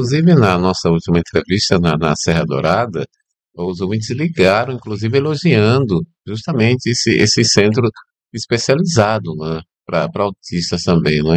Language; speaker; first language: Portuguese; native; Portuguese